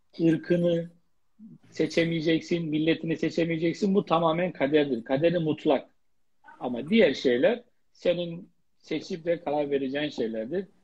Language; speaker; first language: Turkish; native; Turkish